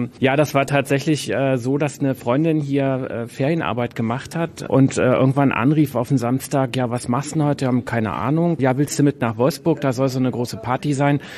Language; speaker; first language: German; native; German